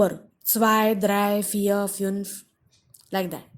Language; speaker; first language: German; non-native, fluent; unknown